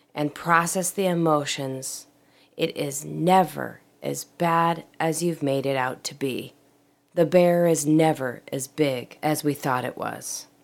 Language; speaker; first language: English; native; English